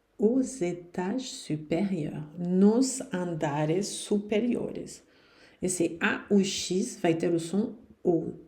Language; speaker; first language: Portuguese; non-native, fluent; French